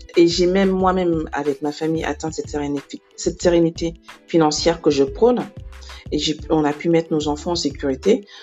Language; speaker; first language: French; non-native, local second language; Wolof